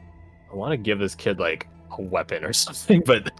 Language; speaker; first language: English; native; English